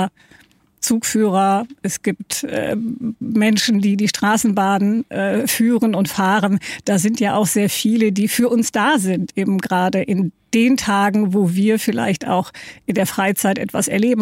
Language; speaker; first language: German; native; German